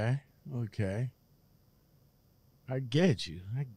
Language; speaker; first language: English; native; English